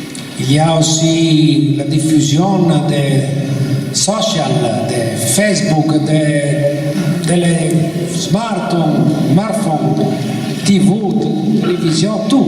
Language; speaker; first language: French; non-native, learner; Italian